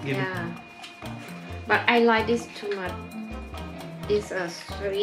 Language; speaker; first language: English; non-native, learner; Thai